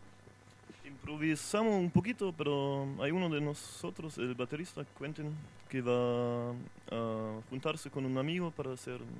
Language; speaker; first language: Spanish; non-native, fluent; French